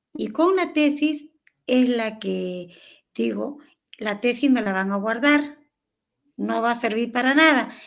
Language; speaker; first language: Spanish; native; Spanish